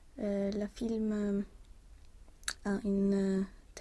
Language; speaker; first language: French; non-native, learner; Swedish